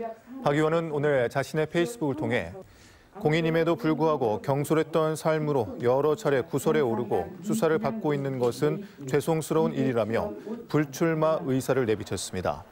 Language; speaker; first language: Korean; native; Korean